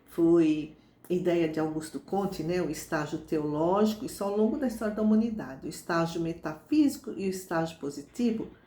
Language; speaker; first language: Portuguese; native; Portuguese